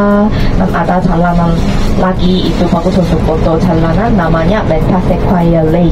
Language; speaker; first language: Indonesian; non-native, fluent; Korean